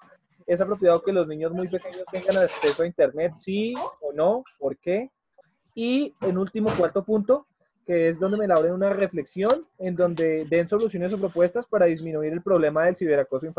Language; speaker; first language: Spanish; native; Spanish